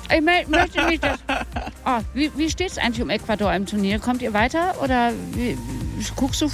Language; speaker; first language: German; native; German